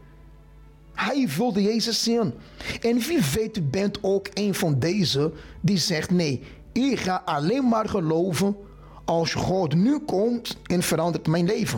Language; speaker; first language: Dutch; non-native, fluent; Portuguese